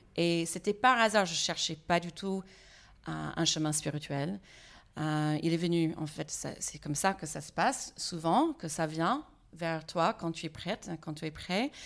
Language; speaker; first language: French; non-native, fluent; English